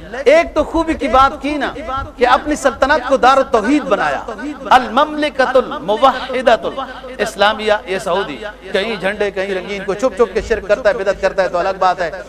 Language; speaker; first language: Urdu; non-native, local second language; Punjabi